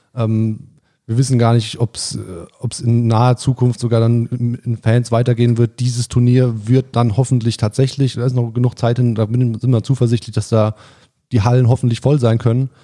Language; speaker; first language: German; native; German